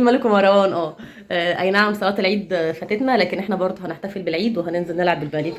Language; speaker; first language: Arabic; native; Arabic